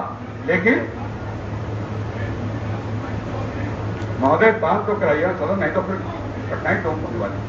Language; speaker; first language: Hindi; native; Hindi